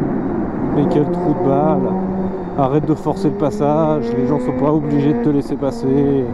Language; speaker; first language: French; native; French